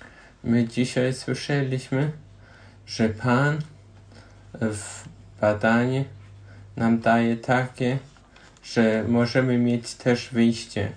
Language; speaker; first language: Polish; non-native, learner; German